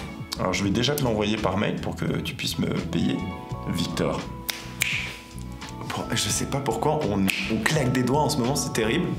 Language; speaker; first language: French; native; French